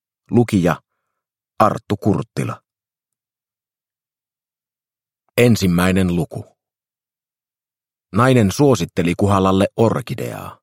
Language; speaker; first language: Finnish; native; Finnish